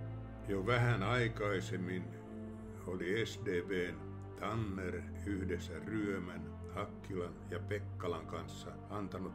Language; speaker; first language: Finnish; native; Finnish